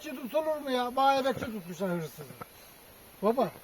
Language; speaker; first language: Turkish; native; Turkish